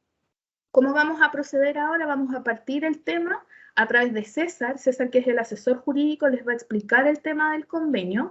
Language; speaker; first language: Spanish; native; Spanish